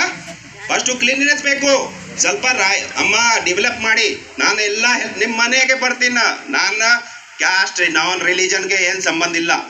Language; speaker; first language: Kannada; non-native, learner; Hindi